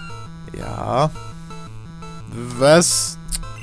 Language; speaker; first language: German; native; German